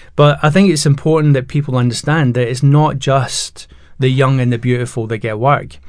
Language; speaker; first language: English; native; English